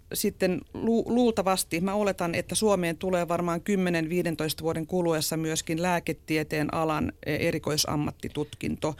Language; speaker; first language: Finnish; native; Finnish